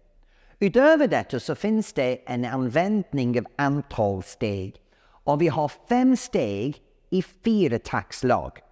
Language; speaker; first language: Swedish; non-native, fluent; English